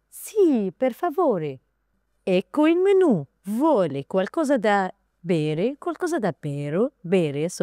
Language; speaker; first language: Italian; non-native, learner; Arabic